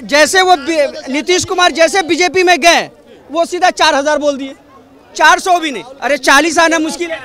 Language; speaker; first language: Hindi; non-native, local second language; Bangla